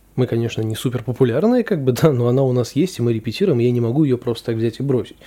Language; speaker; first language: Russian; native; Russian